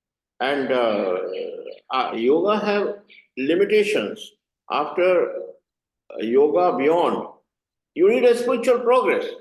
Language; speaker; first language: English; non-native, learner; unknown